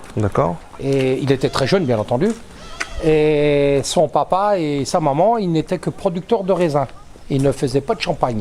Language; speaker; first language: French; native; French